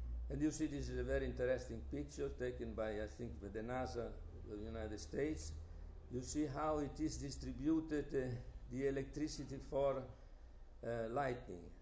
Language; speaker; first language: English; non-native, fluent; Italian